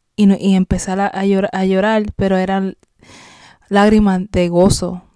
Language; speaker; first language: Spanish; native; Spanish